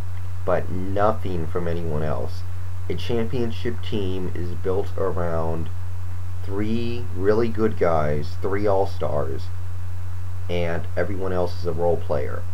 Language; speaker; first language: English; native; English